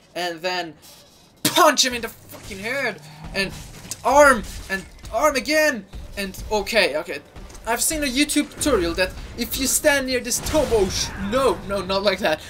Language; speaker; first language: English; non-native, fluent; Persian